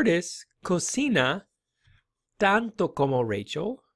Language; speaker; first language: Spanish; non-native, fluent; English